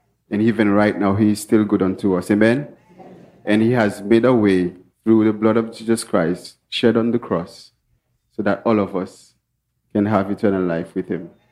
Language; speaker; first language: English; non-native, fluent; Haitian Creole